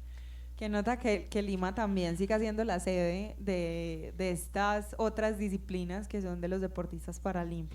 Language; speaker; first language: Spanish; native; Spanish